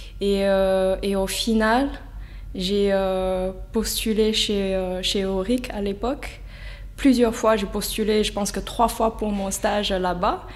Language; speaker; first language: French; non-native, fluent; Chinese